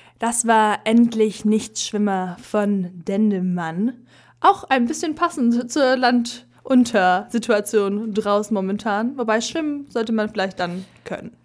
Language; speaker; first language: German; early bilingual, other home language; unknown